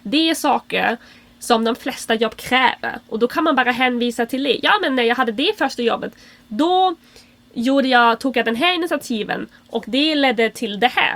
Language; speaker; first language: Swedish; non-native, fluent; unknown